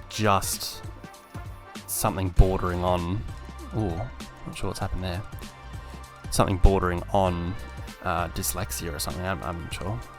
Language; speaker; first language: English; native; English